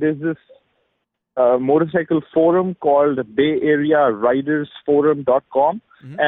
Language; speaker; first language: English; non-native, local second language; Urdu